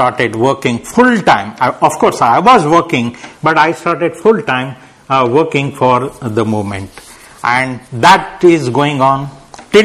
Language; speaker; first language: English; non-native, local second language; Marathi